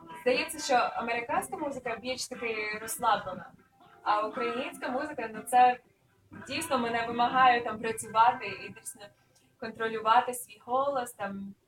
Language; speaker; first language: Ukrainian; early bilingual, other home language; English